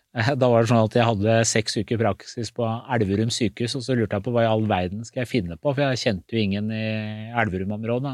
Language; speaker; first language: Norwegian; early bilingual, other home language; Persian